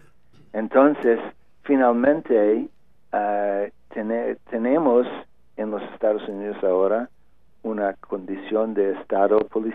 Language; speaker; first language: Spanish; non-native, learner; English